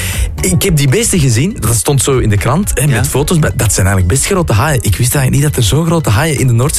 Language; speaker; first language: Dutch; native; Dutch